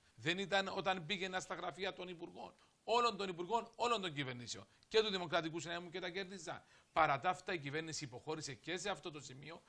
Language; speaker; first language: Greek; native; Greek